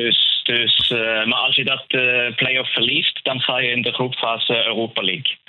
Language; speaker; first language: Dutch; non-native, fluent; Norwegian